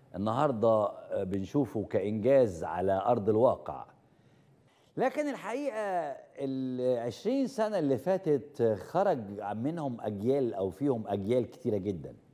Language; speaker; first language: Arabic; native; Arabic